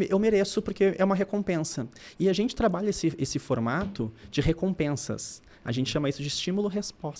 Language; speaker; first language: Portuguese; native; Portuguese